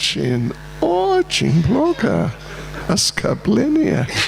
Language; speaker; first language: Russian; non-native, learner; English